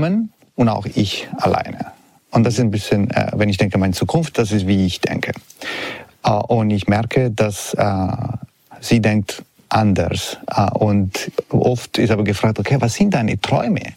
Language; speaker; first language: German; non-native, learner; Italian